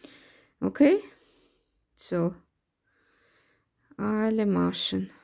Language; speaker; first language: German; non-native, learner; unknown